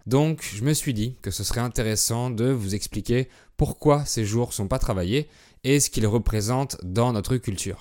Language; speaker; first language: French; native; French